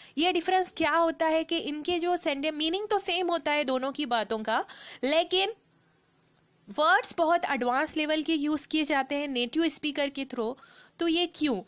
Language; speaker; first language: Hindi; native; Hindi